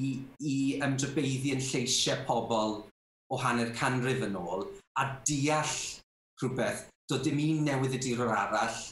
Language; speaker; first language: Welsh; native; Welsh